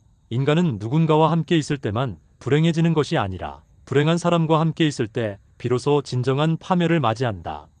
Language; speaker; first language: Korean; native; Korean